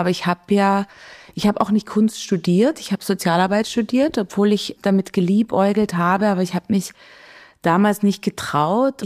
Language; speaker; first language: German; native; German